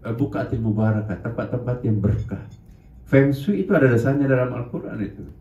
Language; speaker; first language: Indonesian; non-native, local second language; Buginese